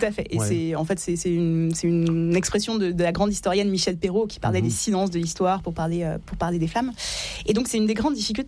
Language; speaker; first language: French; native; French